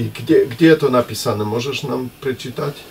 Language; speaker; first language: Russian; non-native, learner; German